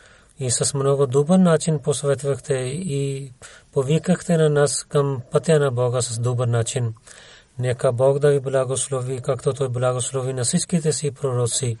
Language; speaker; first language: Bulgarian; non-native, learner; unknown